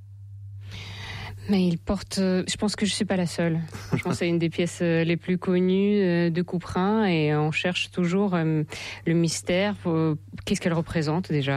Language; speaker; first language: French; non-native, fluent; Russian